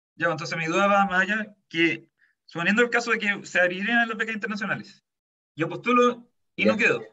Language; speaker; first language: Spanish; native; Spanish